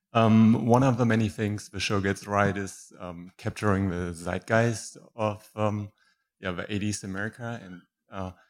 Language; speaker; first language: English; native; English